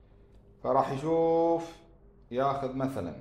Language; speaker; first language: Arabic; native; Arabic